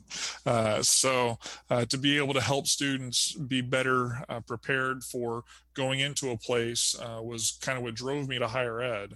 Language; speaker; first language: English; native; English